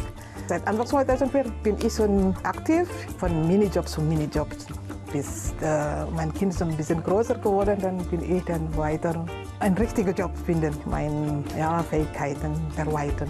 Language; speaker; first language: German; non-native, learner; Indonesian